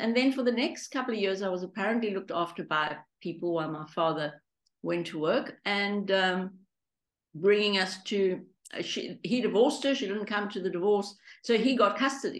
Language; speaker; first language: English; early bilingual, other home language; Greek